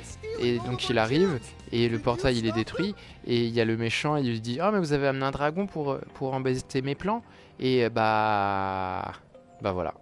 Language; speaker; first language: French; native; French